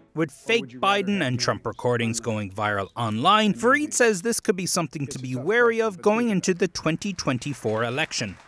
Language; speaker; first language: English; native; English